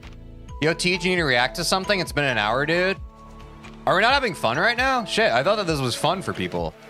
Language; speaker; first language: English; native; English